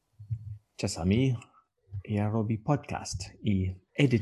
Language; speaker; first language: Polish; non-native, learner; English